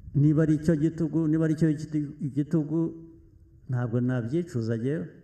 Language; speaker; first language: Kinyarwanda; early bilingual, heritage; Kinyarwanda